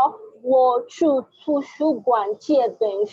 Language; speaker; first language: Chinese; non-native, learner; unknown